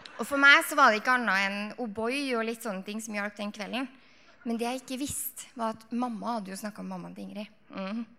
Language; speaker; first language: Norwegian; native; Norwegian